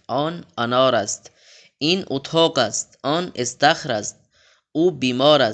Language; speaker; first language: Persian; non-native, fluent; Urdu